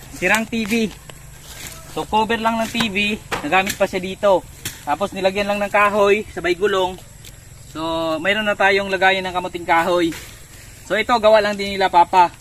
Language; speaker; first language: Filipino; native; Filipino